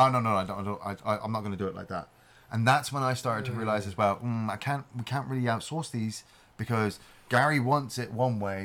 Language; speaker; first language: English; native; English